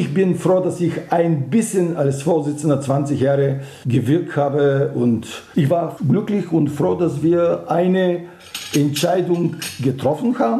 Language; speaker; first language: German; non-native, fluent; Bulgarian